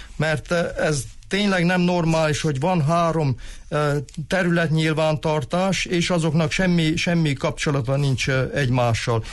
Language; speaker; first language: Hungarian; native; Hungarian